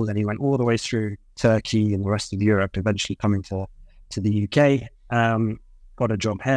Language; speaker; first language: English; native; English